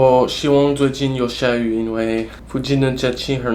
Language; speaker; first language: Chinese; non-native, learner; French